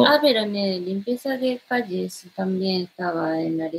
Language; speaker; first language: Spanish; non-native, learner; Japanese